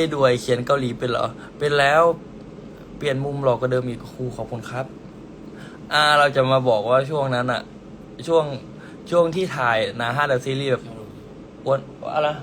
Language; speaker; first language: Thai; native; Thai